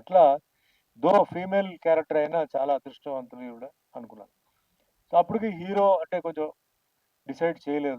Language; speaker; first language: Telugu; native; Telugu